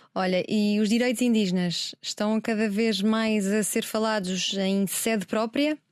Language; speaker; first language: Portuguese; native; Portuguese